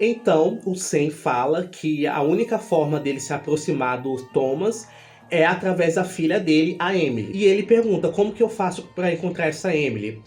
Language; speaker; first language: Portuguese; native; Portuguese